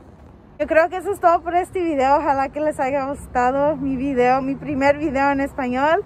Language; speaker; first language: Spanish; early bilingual, heritage; Spanish